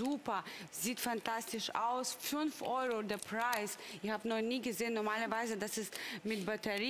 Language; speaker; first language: German; non-native, learner; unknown